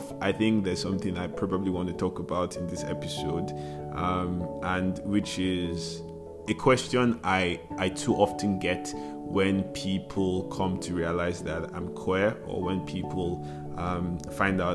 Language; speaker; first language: English; non-native, local second language; Yoruba